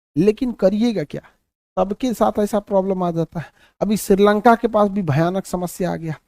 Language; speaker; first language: Hindi; native; Hindi